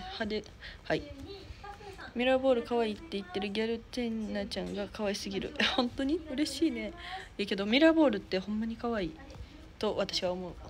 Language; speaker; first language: Japanese; native; Japanese